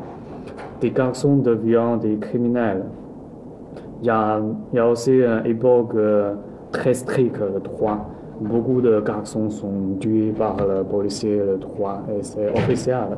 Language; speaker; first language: French; non-native, learner; Chinese